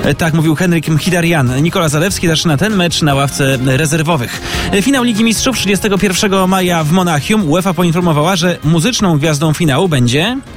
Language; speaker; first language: Polish; native; Polish